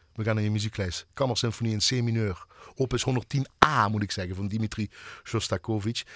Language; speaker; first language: Dutch; native; Dutch